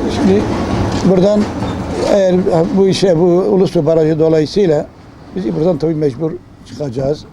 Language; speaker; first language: Turkish; native; Turkish